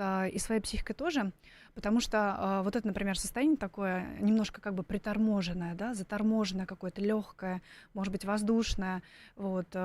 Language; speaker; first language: Russian; native; Russian